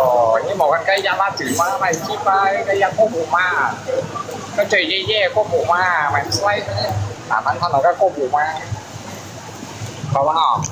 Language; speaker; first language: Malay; non-native, local second language; Hakka Chinese